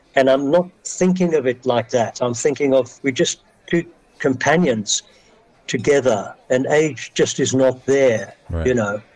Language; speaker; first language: English; native; English